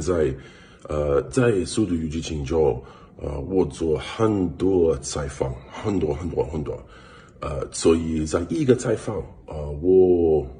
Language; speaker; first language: Chinese; non-native, learner; English